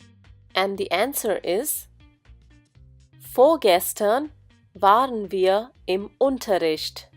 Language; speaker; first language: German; non-native, fluent; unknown